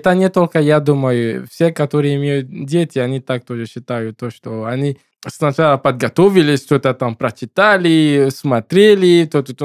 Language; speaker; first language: Russian; non-native, learner; English